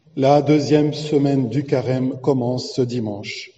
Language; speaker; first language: French; non-native, local second language; Arabic